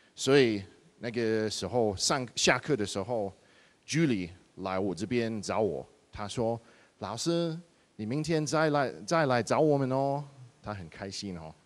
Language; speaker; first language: Chinese; non-native, fluent; English